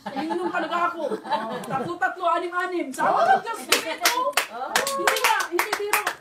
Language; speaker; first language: Filipino; non-native, local second language; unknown